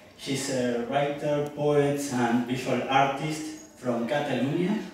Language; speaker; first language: English; non-native, learner; Spanish